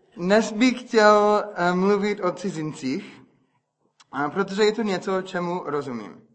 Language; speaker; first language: Czech; non-native, fluent; English